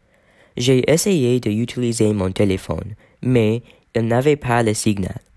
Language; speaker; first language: French; non-native, learner; English